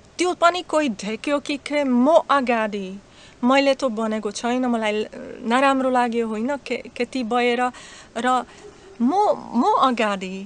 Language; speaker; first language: Nepali; non-native, learner; Slovak